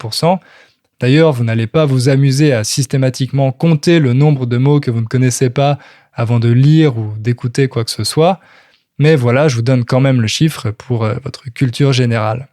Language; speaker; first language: French; native; French